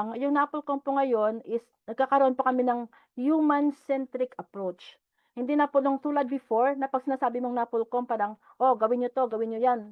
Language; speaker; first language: Filipino; non-native, local second language; Hiligaynon